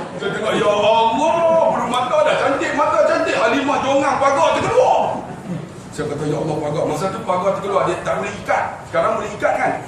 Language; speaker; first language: Malay; native; Malay